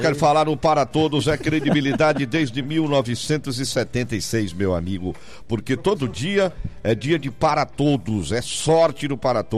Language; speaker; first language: Portuguese; native; Portuguese